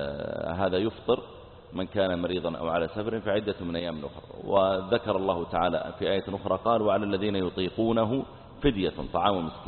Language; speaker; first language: Arabic; native; Arabic